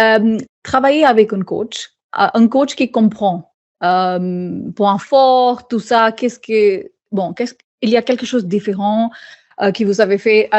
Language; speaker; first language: French; non-native, fluent; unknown